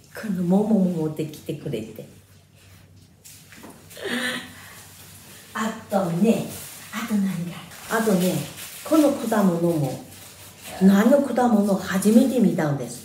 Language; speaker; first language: Japanese; non-native, fluent; Chinese